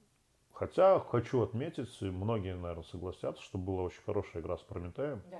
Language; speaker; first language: Russian; native; Russian